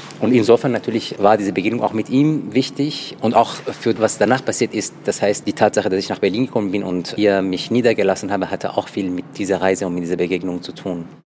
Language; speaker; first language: German; non-native, fluent; Persian